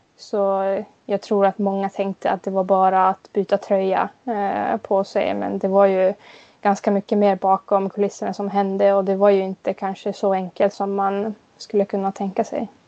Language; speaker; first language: Swedish; non-native, local second language; Finnish